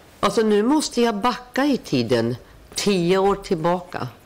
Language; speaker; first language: Swedish; non-native, fluent; Persian